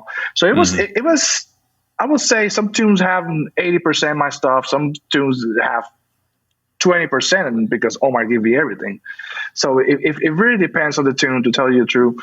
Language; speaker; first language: English; non-native, fluent; Spanish